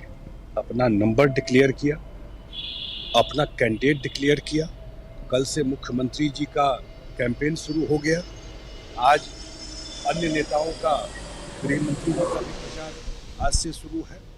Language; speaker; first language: Hindi; native; Hindi